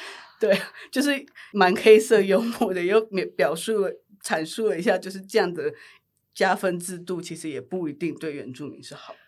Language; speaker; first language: Chinese; native; Chinese